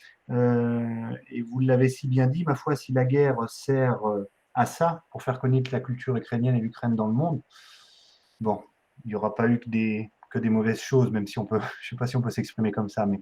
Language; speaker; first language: French; native; French